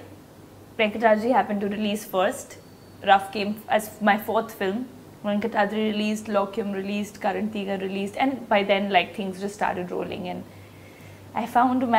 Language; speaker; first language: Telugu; non-native, local second language; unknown